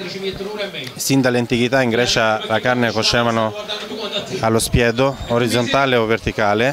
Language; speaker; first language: Italian; non-native, fluent; Greek